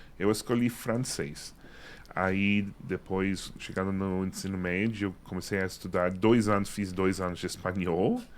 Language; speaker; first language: Portuguese; non-native, fluent; English